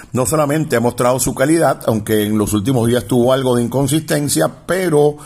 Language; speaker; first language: Spanish; native; Spanish